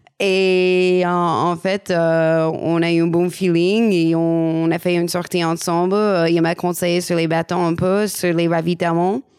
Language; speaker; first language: French; non-native, fluent; English